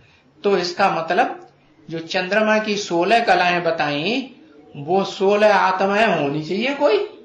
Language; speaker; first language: Hindi; native; Hindi